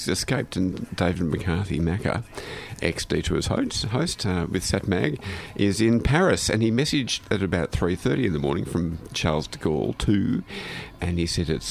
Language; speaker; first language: English; native; English